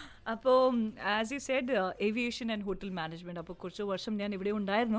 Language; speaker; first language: Malayalam; non-native, local second language; Hindi